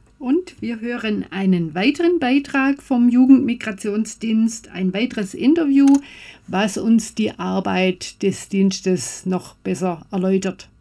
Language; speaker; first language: German; native; German